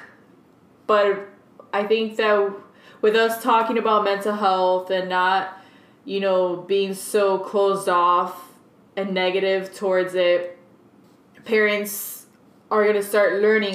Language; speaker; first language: English; early bilingual, other home language; Spanish